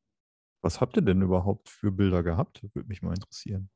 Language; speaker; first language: German; native; German